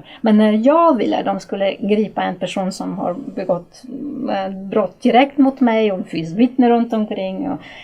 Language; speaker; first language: Swedish; non-native, fluent; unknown